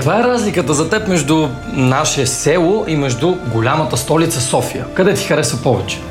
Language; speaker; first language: Bulgarian; native; Bulgarian